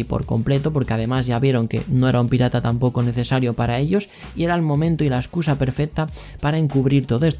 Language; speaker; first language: Spanish; native; Spanish